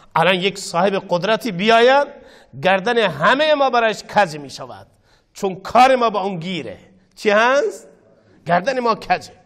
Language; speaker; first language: Persian; non-native, local second language; Baluchi